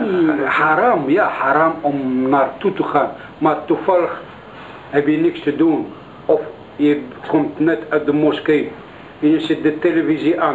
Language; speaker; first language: Dutch; non-native, learner; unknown